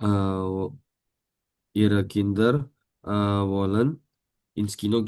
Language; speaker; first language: German; non-native, learner; Indonesian